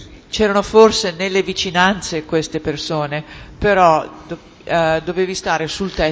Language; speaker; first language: Italian; native; Italian